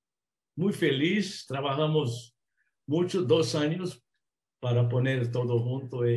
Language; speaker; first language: Spanish; non-native, fluent; Portuguese